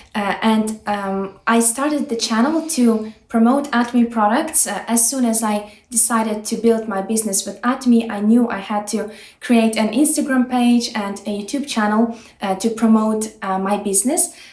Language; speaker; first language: English; non-native, fluent; Ukrainian